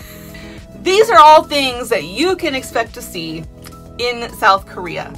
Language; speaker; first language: English; native; English